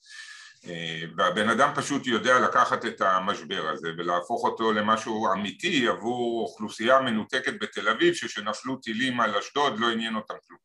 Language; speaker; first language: Hebrew; native; Hebrew